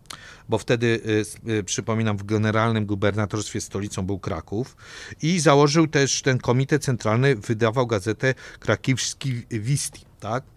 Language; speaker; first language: Polish; native; Polish